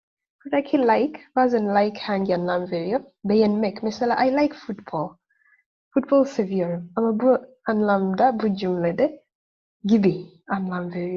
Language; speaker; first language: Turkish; non-native, fluent; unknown